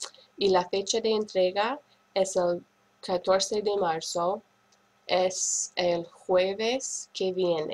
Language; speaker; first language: Spanish; non-native, fluent; English